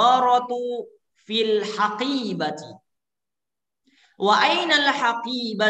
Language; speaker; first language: Arabic; non-native, fluent; Indonesian